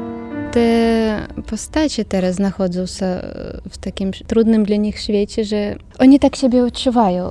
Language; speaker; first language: Polish; non-native, learner; Ukrainian